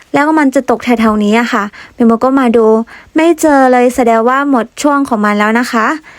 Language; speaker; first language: Thai; non-native, local second language; Karen languages